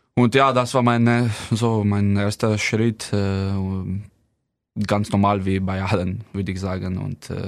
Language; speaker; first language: German; non-native, fluent; Slovenian